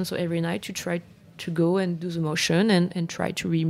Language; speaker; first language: English; non-native, fluent; French